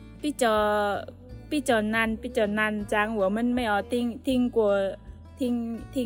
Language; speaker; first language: Chinese; non-native, learner; Indonesian